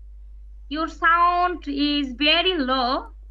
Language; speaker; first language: English; non-native, learner; Bangla